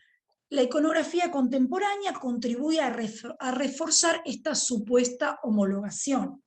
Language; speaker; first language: Spanish; native; Spanish